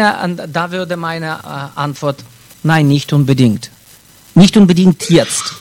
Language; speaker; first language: German; non-native, fluent; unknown